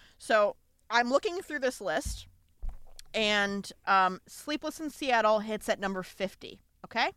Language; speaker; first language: English; native; English